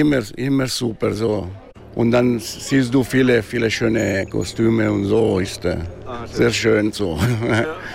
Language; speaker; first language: German; non-native, local second language; Italian